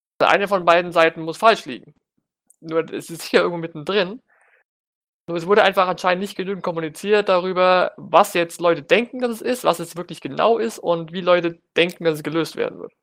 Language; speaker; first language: German; native; German